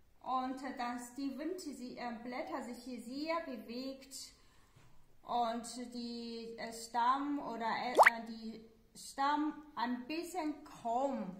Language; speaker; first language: German; non-native, learner; Chinese